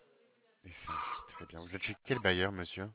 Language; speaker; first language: French; native; French